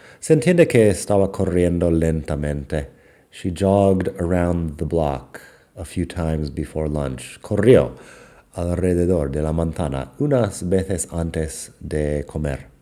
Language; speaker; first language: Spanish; non-native, fluent; English